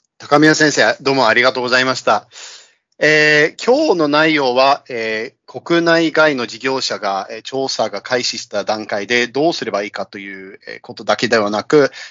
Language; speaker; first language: Japanese; non-native, fluent; English